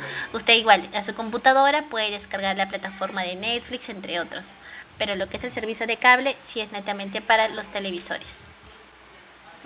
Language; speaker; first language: Spanish; native; Spanish